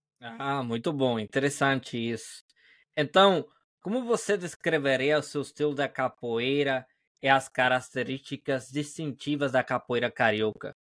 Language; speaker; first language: Portuguese; non-native, learner; Spanish